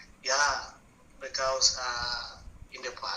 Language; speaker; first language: English; non-native, learner; Indonesian